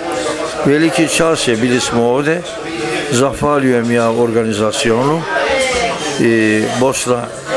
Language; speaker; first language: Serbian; early bilingual, heritage; Turkish